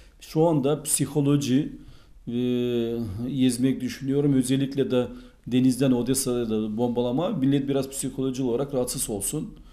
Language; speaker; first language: Turkish; non-native, fluent; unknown